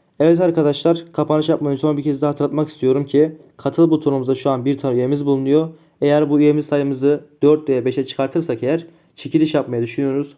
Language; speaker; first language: Turkish; native; Turkish